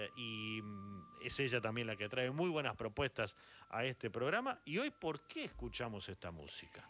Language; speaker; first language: Spanish; native; Spanish